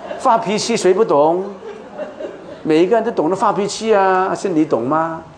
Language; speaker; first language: Chinese; non-native, local second language; Cantonese